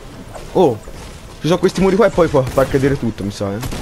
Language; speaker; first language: Italian; native; Italian